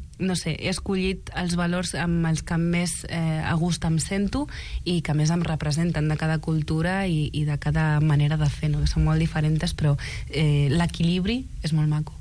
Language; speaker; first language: Catalan; early bilingual, other home language; Arabic